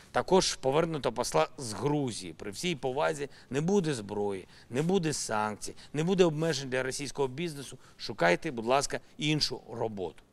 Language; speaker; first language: Ukrainian; non-native, local second language; Russian